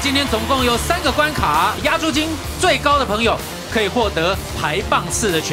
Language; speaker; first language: Chinese; native; Chinese